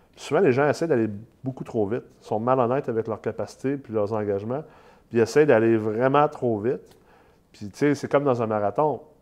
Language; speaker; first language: French; native; French